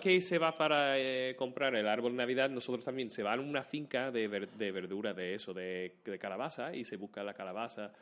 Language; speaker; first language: Spanish; non-native, fluent; English